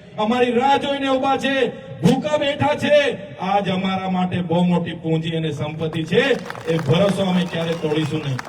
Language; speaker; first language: Gujarati; non-native, local second language; Vasavi